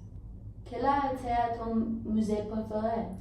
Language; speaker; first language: French; non-native, learner; English